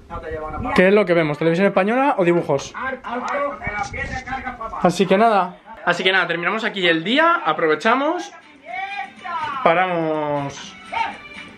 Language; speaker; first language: Spanish; native; Spanish